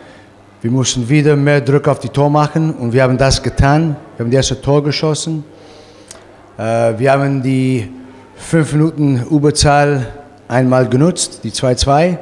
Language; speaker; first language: German; non-native, fluent; Italian